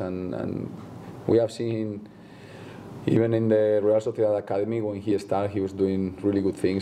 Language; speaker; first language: English; non-native, fluent; Spanish